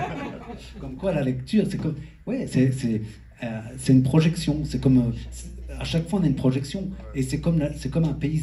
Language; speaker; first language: French; native; French